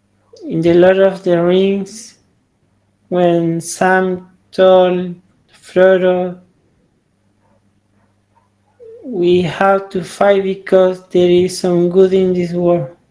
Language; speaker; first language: English; non-native, learner; Spanish